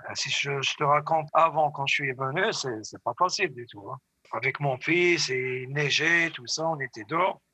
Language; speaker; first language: French; non-native, local second language; Arabic